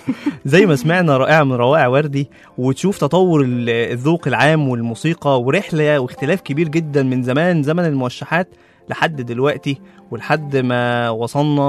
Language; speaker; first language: Arabic; native; Arabic